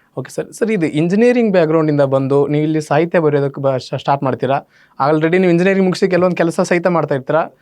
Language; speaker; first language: Kannada; native; Kannada